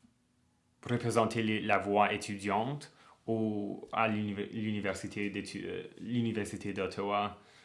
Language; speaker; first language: French; non-native, local second language; English